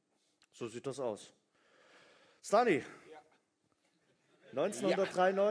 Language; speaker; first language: German; native; German